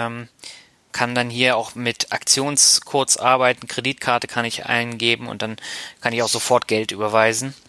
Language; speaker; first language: German; native; German